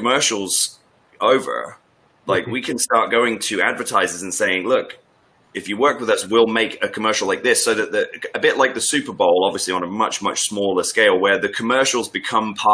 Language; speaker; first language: English; native; English